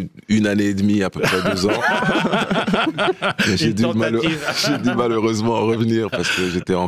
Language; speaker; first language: French; non-native, fluent; Romanian